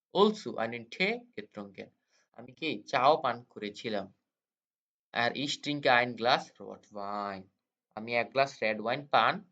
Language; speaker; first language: Bangla; native; Bangla